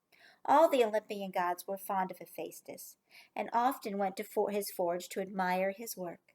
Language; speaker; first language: English; native; English